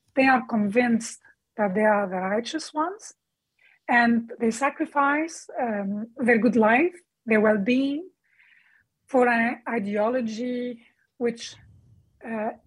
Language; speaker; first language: English; non-native, fluent; Arabic